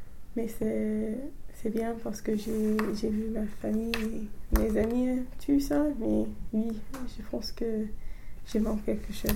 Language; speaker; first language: French; non-native, fluent; English